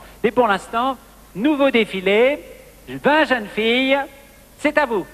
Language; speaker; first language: French; native; French